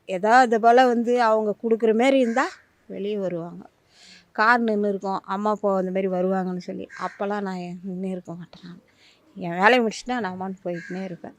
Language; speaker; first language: Tamil; native; Tamil